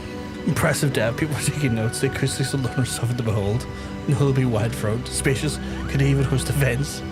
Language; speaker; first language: English; native; English